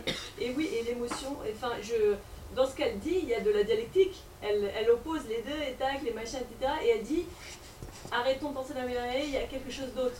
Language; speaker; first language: French; native; French